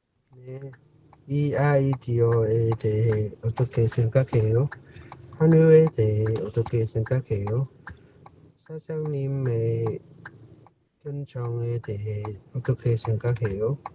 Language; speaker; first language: Korean; non-native, learner; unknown